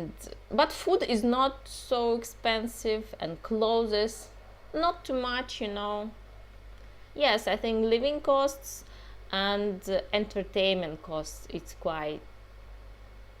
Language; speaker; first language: English; non-native, fluent; Russian